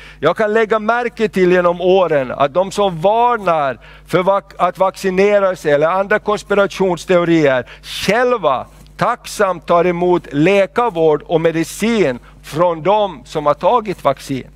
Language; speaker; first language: Swedish; non-native, fluent; Spanish